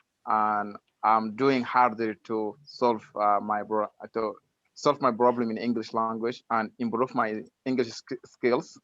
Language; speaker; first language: English; non-native, learner; Arabic